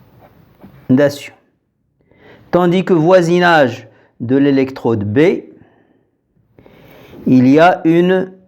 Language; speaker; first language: French; non-native, local second language; Arabic